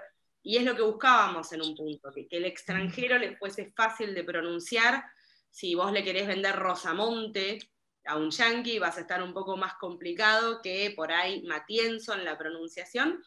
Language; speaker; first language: Spanish; native; Spanish